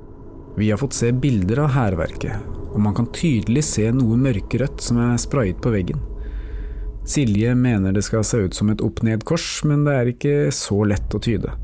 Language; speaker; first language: Norwegian; native; Norwegian